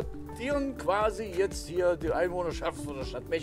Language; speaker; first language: German; native; German